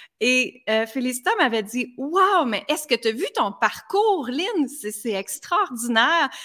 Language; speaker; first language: French; native; French